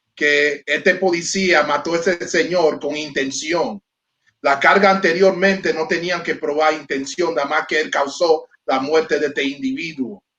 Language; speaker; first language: Spanish; early bilingual, heritage; Spanish